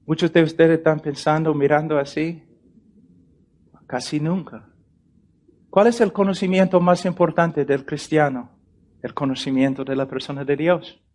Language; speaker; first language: Spanish; non-native, fluent; English